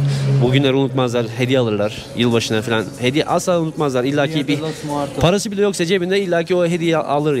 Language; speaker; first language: Turkish; native; Turkish